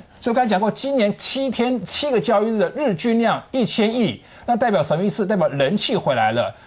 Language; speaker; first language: Chinese; native; Chinese